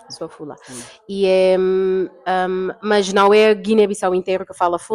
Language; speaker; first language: Portuguese; non-native, fluent; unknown